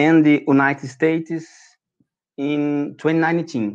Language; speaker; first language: English; non-native, learner; Portuguese